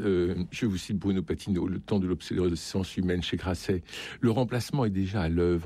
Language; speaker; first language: French; native; French